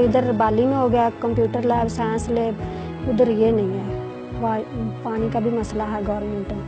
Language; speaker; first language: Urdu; non-native, local second language; Punjabi